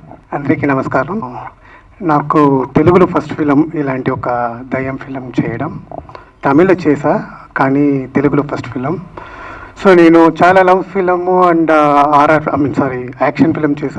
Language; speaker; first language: Telugu; non-native, learner; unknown